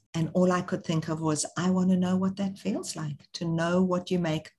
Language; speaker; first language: English; native; English